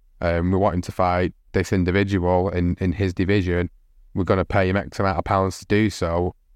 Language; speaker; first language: English; native; English